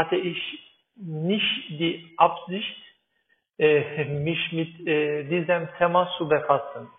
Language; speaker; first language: German; non-native, fluent; Turkish